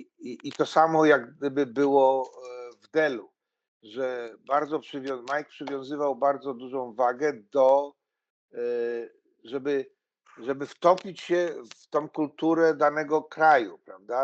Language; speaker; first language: Polish; native; Polish